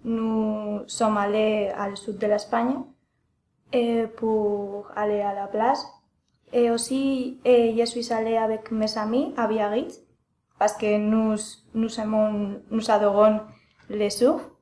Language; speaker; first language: French; non-native, learner; Spanish